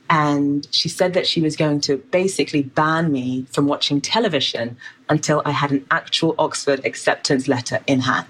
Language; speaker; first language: English; native; English